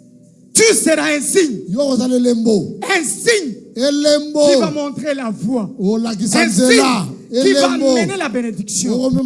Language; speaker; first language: French; non-native, local second language; Lingala